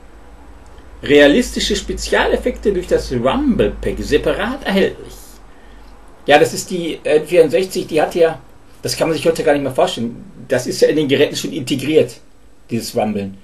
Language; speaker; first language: German; native; German